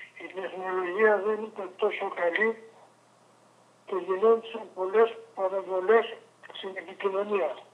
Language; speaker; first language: Greek; early bilingual, other home language; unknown